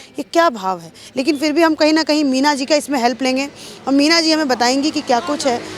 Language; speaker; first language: Hindi; native; Hindi